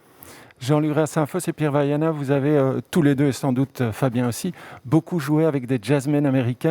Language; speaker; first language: French; native; French